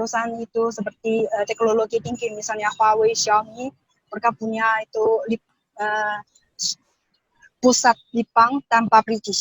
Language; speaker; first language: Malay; non-native, learner; Chinese